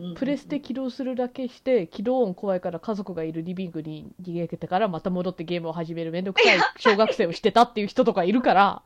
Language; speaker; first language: Japanese; native; Japanese